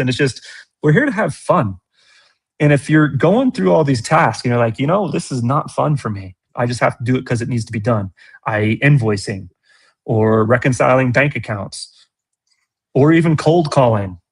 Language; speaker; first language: English; native; English